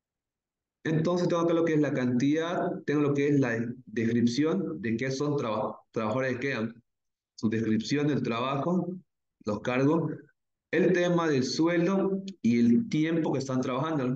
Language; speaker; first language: Spanish; native; Spanish